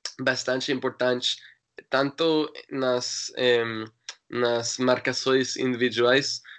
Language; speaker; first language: Portuguese; non-native, learner; English